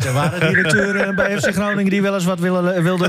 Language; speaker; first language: Dutch; native; Dutch